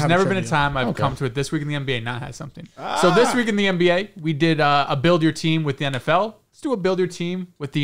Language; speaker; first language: English; native; English